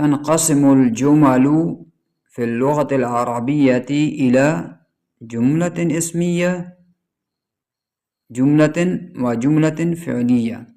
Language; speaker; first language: Arabic; non-native, fluent; Urdu